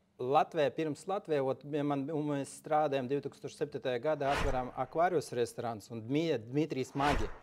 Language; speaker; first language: Latvian; early bilingual, other home language; Russian